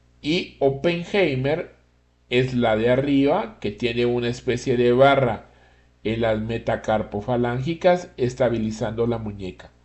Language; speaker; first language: Spanish; native; Spanish